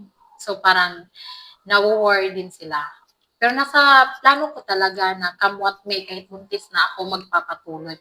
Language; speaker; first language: Filipino; non-native, local second language; Cebuano